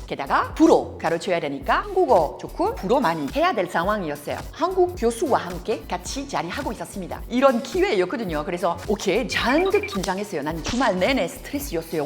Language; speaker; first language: Korean; non-native, fluent; French